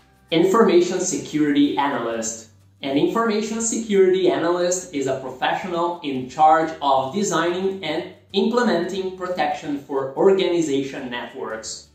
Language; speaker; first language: English; non-native, fluent; Portuguese